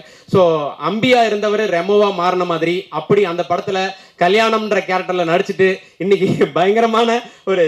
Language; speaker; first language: Tamil; native; Tamil